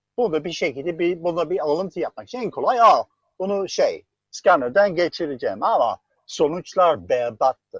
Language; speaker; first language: Turkish; non-native, fluent; English